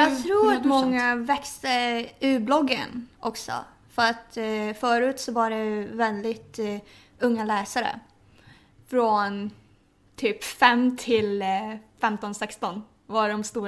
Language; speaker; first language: Swedish; early bilingual, other home language; Thai